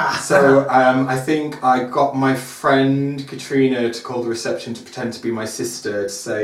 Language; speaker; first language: English; native; English